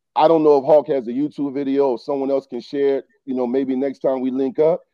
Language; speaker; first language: English; native; English